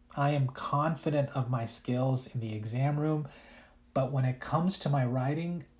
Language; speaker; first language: English; early bilingual, other home language; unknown